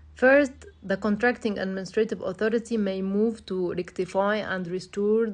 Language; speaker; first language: English; non-native, fluent; Arabic